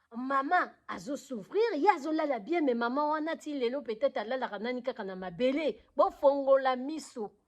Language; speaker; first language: Lingala; non-native, local second language; Kongo